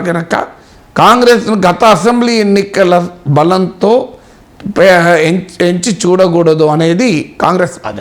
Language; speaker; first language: Telugu; native; Telugu